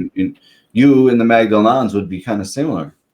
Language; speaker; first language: English; native; English